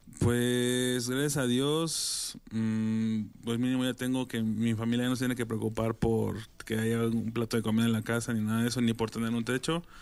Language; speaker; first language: Spanish; native; Spanish